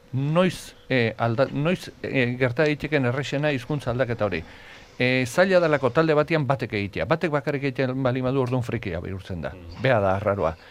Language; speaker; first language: Basque; native; Basque